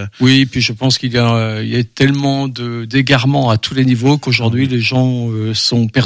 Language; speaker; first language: French; native; French